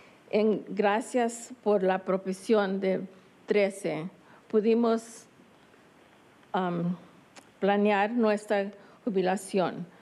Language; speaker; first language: Spanish; non-native, learner; English